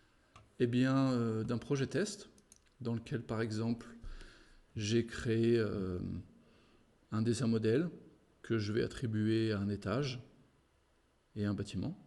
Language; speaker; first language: French; native; French